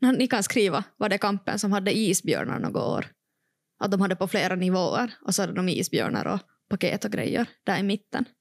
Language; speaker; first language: Swedish; native; Swedish